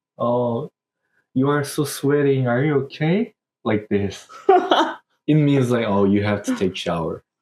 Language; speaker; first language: English; non-native, learner; Korean